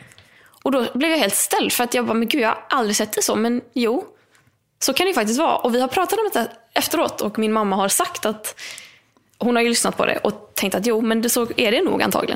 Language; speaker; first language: Swedish; native; Swedish